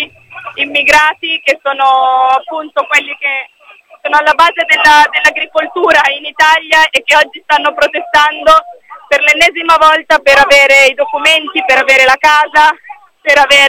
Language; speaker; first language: Italian; native; Italian